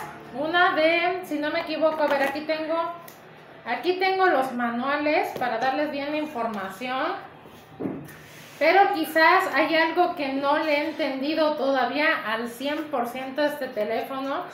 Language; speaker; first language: Spanish; native; Spanish